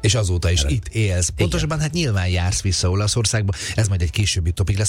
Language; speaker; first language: Hungarian; native; Hungarian